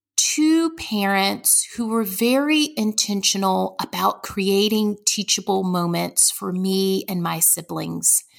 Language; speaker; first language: English; native; English